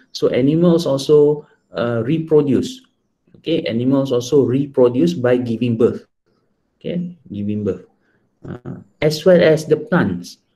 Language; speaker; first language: English; non-native, local second language; Malay